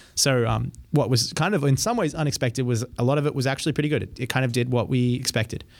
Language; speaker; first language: English; native; English